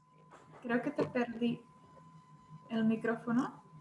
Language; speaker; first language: Spanish; non-native, fluent; Czech